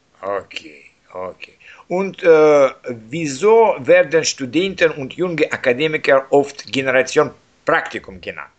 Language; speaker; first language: German; non-native, learner; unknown